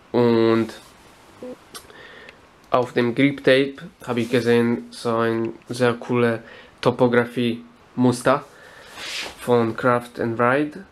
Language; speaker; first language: German; non-native, fluent; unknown